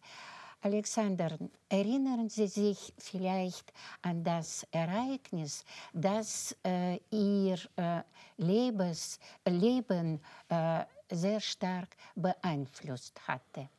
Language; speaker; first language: German; non-native, fluent; Russian